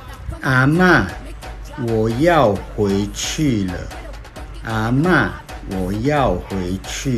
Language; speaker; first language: Chinese; non-native, learner; Filipino